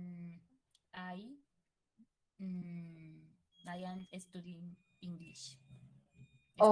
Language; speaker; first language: English; non-native, learner; Spanish